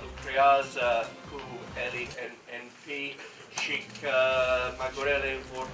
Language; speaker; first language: Romanian; non-native, learner; English